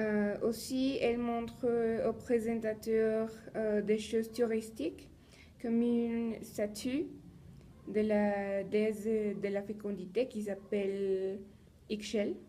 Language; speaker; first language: French; non-native, learner; Spanish